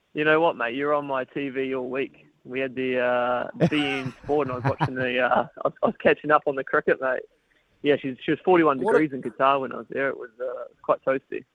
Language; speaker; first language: English; native; English